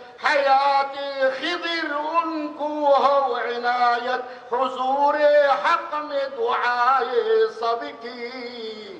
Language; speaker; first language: Urdu; non-native, fluent; Bangla